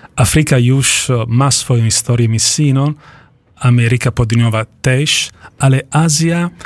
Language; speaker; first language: Polish; non-native, fluent; Italian